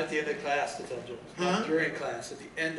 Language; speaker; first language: English; native; English